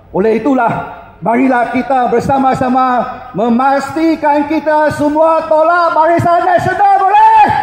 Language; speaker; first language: Malay; non-native, local second language; Chinese